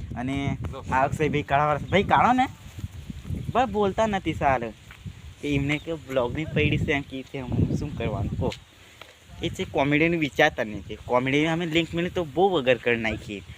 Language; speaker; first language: Gujarati; non-native, local second language; Rathawi